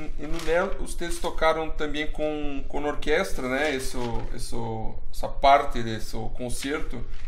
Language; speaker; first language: Spanish; non-native, fluent; Portuguese